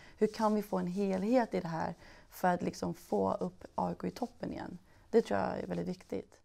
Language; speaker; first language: Swedish; early bilingual, other home language; Persian